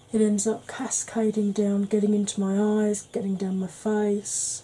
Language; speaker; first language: English; native; English